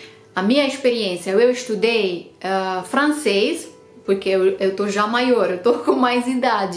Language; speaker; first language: Portuguese; non-native, fluent; Romanian